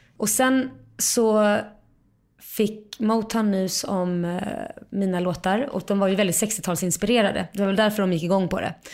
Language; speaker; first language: Swedish; native; Swedish